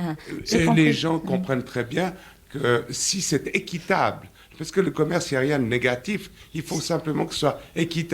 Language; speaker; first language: French; native; French